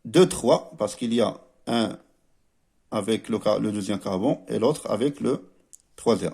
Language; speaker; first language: French; non-native, local second language; Arabic